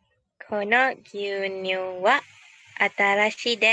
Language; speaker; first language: Japanese; non-native, learner; Malay